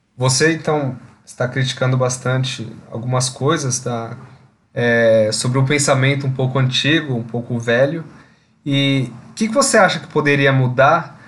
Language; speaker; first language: Portuguese; native; Portuguese